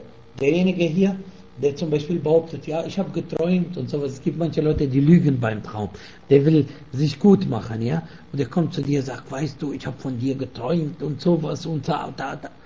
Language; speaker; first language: German; non-native, fluent; Arabic